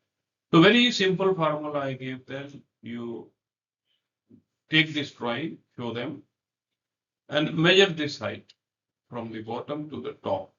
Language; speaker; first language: English; non-native, local second language; Hindi